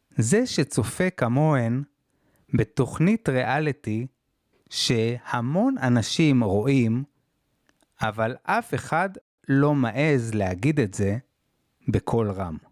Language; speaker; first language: Hebrew; native; Hebrew